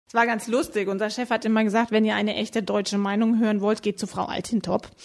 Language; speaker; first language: German; early bilingual, other home language; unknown